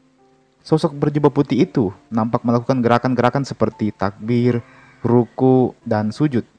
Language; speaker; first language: Indonesian; native; Indonesian